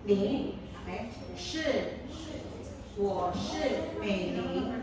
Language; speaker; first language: Chinese; non-native, fluent; Filipino